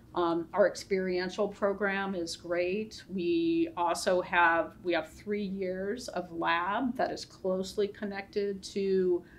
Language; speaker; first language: English; native; English